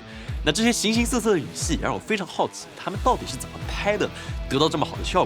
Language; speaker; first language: Chinese; native; Chinese